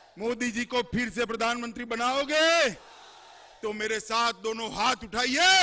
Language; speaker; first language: Hindi; non-native, local second language; Gujarati